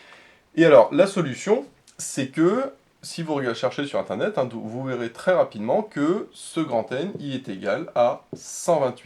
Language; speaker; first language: French; native; French